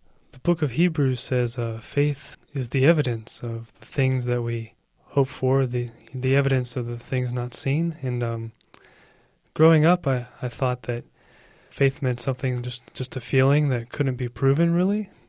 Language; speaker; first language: English; native; English